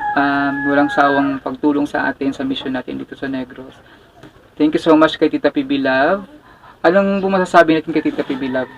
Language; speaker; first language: Filipino; non-native, local second language; Cebuano